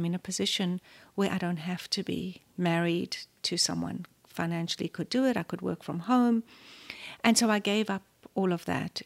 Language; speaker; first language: English; native; English